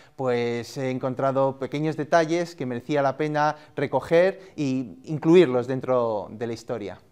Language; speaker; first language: Spanish; native; Spanish